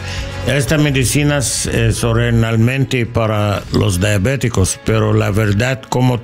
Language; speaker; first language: Spanish; non-native, learner; English